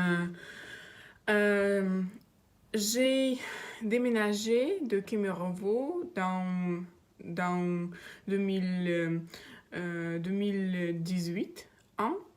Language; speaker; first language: French; non-native, learner; Russian